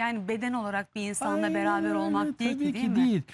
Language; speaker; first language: Turkish; native; Turkish